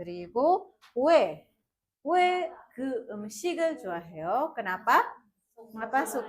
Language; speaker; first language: Korean; non-native, fluent; Indonesian